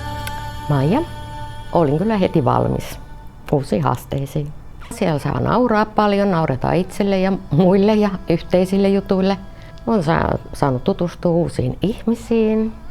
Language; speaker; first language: Finnish; native; Finnish